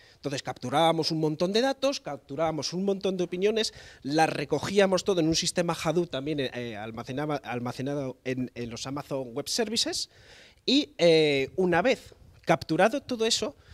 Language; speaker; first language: Spanish; native; Spanish